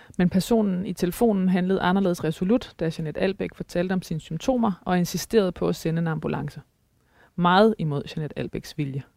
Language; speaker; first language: Danish; native; Danish